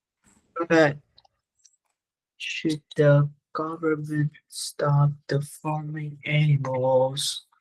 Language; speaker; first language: English; non-native, learner; Vietnamese